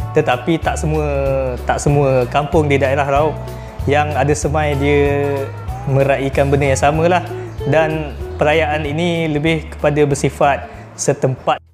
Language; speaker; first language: Malay; non-native, local second language; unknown